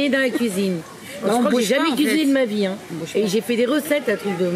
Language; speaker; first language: French; native; French